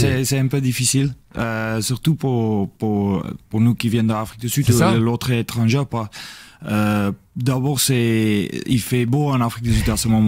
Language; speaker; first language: French; non-native, learner; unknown